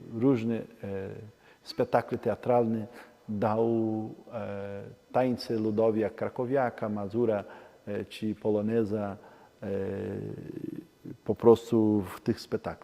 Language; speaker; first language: Polish; non-native, learner; Portuguese